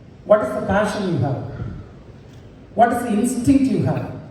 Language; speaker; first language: English; non-native, local second language; Tamil